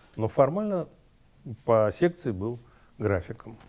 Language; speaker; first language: Russian; native; Russian